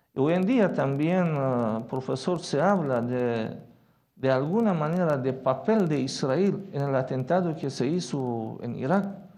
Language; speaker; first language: Spanish; non-native, fluent; Persian